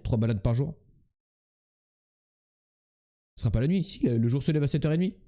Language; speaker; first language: French; native; French